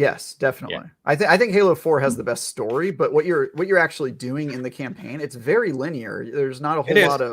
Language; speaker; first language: English; native; English